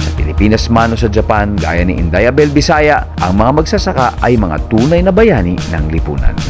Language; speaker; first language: Filipino; native; Filipino